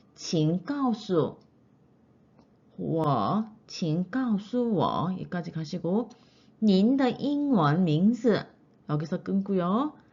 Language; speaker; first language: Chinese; non-native, fluent; Korean